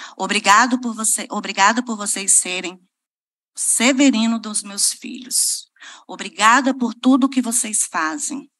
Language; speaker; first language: Portuguese; native; Portuguese